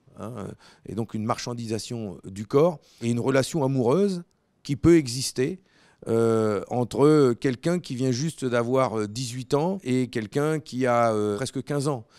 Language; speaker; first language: French; native; French